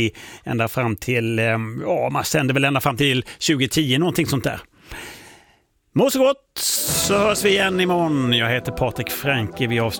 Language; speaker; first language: Swedish; native; Swedish